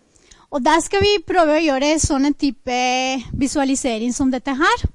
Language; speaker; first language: Norwegian; non-native, fluent; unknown